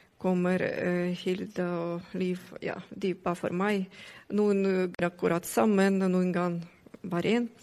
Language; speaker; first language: Norwegian; non-native, learner; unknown